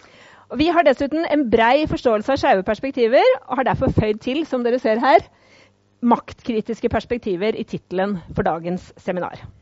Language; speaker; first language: Norwegian; native; Norwegian